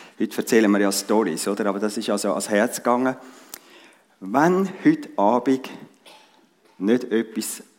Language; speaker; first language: German; native; German